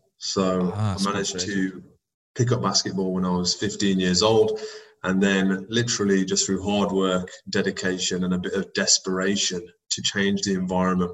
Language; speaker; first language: English; native; English